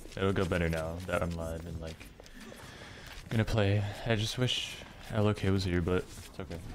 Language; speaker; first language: English; native; English